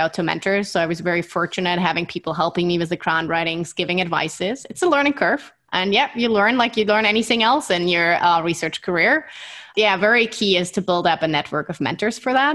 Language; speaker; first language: English; non-native, fluent; German